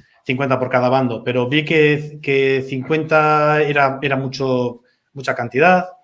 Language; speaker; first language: Spanish; native; Spanish